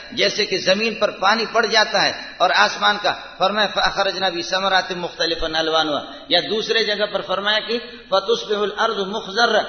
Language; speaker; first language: Urdu; non-native, local second language; Brahui